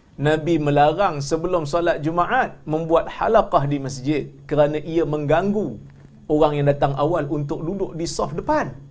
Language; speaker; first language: Malay; native; Malay